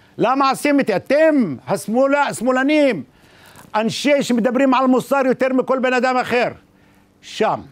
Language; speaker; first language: Hebrew; non-native, local second language; Arabic